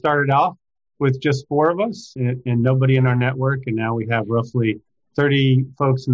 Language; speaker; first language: English; native; English